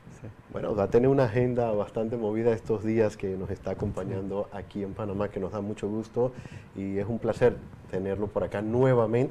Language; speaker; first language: Spanish; native; Spanish